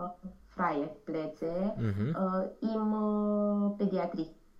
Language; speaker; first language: German; non-native, learner; Romanian